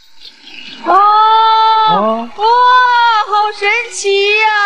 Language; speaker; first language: Chinese; native; Chinese